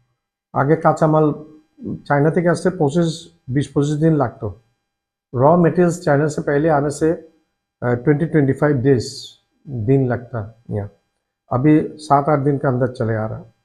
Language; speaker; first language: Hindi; non-native, learner; Bangla